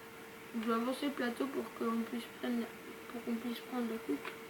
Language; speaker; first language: French; native; French